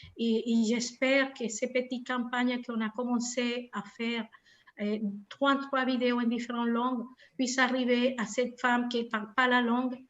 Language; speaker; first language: French; non-native, fluent; Spanish